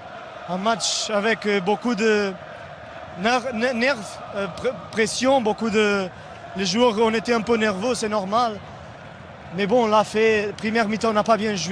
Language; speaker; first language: French; non-native, fluent; Portuguese